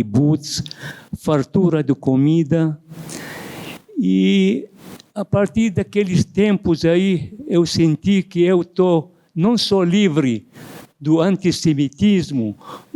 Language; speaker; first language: Portuguese; non-native, fluent; Arabic